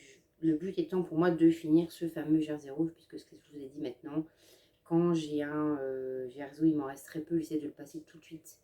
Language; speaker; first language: French; native; French